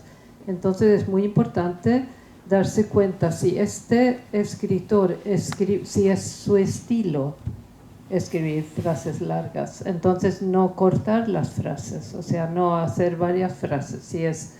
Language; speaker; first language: Spanish; non-native, fluent; Swedish